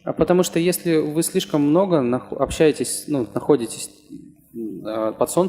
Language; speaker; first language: Russian; native; Russian